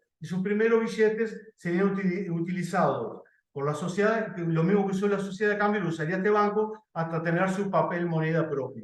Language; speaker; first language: Spanish; native; Spanish